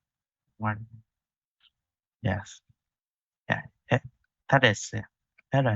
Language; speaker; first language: English; non-native, learner; Vietnamese